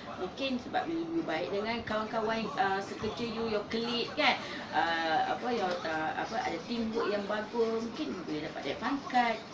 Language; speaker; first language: Malay; native; Malay